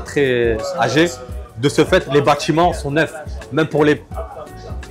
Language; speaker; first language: French; native; French